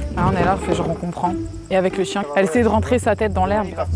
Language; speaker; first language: French; native; French